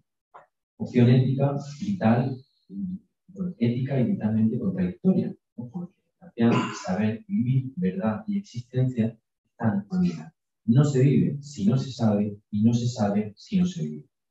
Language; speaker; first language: Spanish; native; Spanish